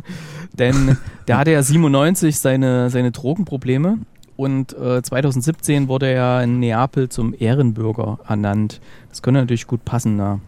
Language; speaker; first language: German; native; German